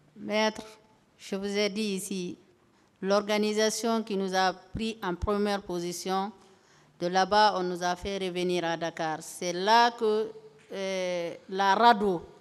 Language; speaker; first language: French; non-native, local second language; Fula